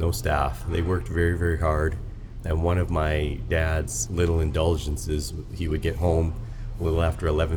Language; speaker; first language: English; native; English